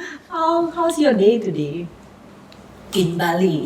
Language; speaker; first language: English; non-native, learner; Indonesian